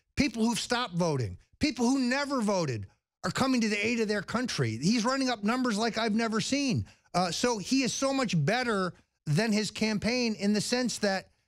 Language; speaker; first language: English; native; English